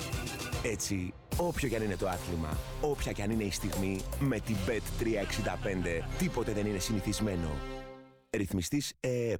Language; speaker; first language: Greek; native; Greek